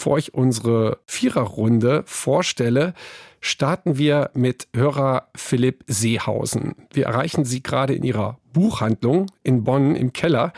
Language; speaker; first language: German; native; German